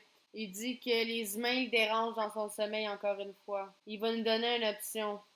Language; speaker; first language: French; native; French